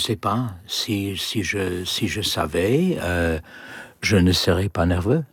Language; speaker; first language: French; non-native, learner; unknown